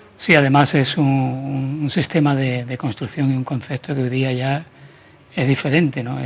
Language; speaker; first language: Spanish; native; Spanish